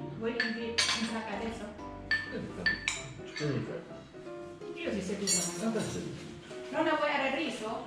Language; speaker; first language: Italian; non-native, learner; Thai